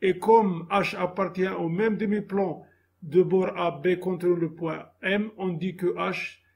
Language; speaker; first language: French; non-native, local second language; Arabic